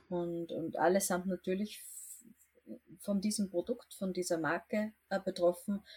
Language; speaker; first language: German; native; German